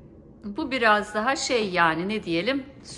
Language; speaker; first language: Turkish; native; Turkish